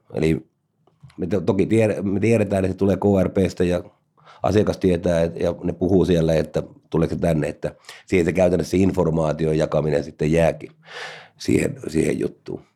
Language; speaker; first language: Finnish; native; Finnish